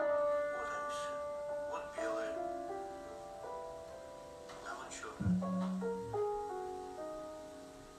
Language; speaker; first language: Russian; native; Russian